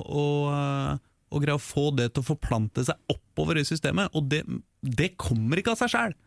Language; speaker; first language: Norwegian; native; Norwegian